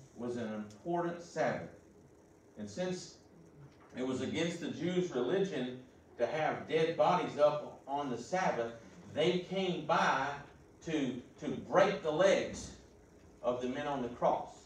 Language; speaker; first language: English; native; English